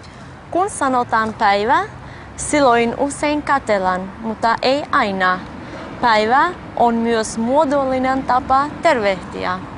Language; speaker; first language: Finnish; non-native, fluent; Albanian